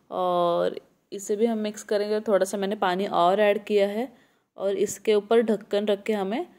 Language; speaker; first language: Hindi; native; Hindi